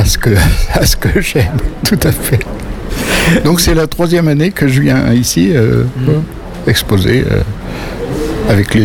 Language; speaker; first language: French; native; French